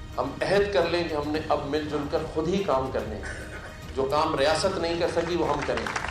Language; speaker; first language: Urdu; native; Urdu